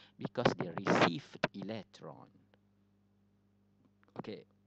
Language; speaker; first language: English; non-native, local second language; Malay